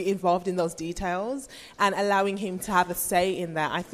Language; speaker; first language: English; native; English